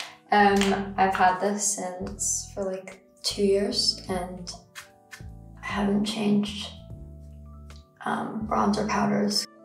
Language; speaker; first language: English; early bilingual, other home language; German